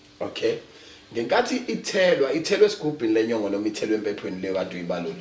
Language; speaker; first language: Zulu; native; Zulu